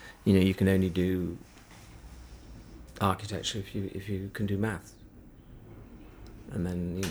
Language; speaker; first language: English; native; English